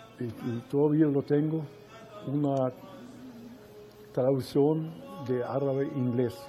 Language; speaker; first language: Spanish; non-native, fluent; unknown